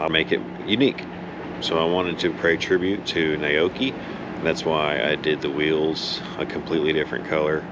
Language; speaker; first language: English; native; English